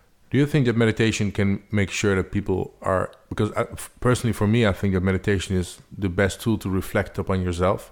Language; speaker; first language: English; non-native, fluent; Dutch